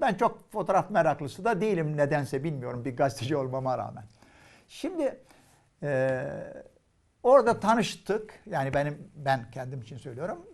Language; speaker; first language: Turkish; non-native, fluent; Arabic